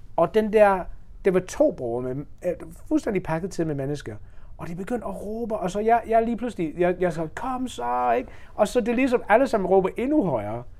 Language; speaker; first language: Danish; non-native, fluent; English